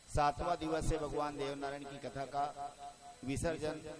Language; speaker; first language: Hindi; native; Hindi